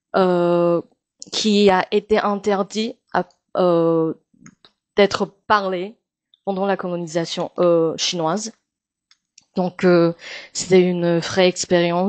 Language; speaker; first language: French; non-native, fluent; Chinese